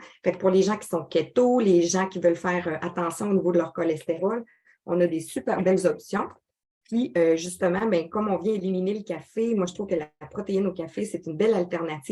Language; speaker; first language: French; native; French